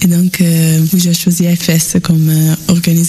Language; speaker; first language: French; non-native, fluent; Italian